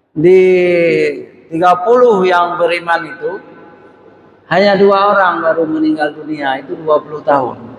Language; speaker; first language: Malay; non-native, local second language; Achinese